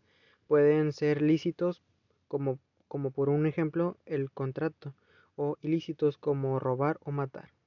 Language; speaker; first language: Spanish; native; Spanish